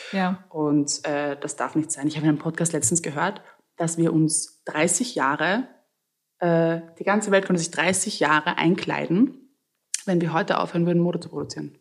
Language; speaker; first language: German; native; German